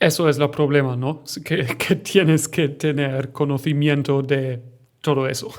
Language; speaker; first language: Spanish; non-native, fluent; German